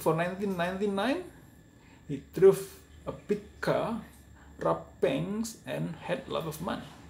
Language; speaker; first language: English; non-native, fluent; Indonesian